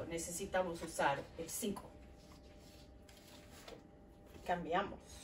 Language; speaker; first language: Spanish; non-native, fluent; English